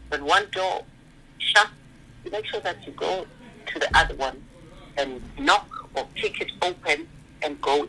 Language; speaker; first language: English; non-native, local second language; Zulu